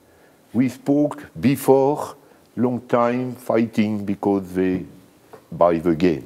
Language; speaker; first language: English; non-native, learner; French